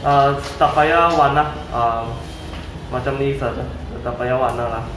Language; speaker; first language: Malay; non-native, local second language; Cantonese